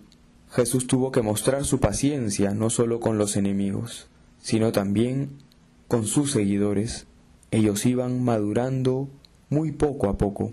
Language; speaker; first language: Spanish; native; Spanish